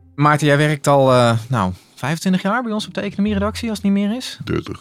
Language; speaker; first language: Dutch; native; Dutch